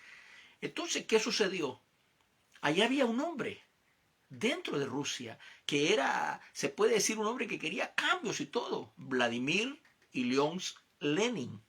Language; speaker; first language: Spanish; native; Spanish